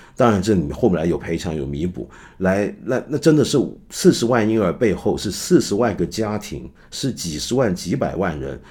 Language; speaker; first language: Chinese; non-native, local second language; Cantonese